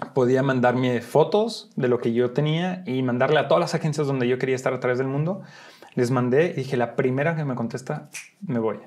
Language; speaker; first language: Spanish; early bilingual, heritage; Spanish